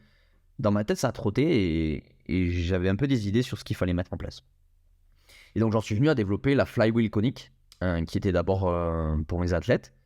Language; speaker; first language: French; native; French